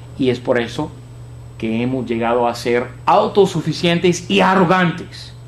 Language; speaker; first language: Spanish; non-native, fluent; English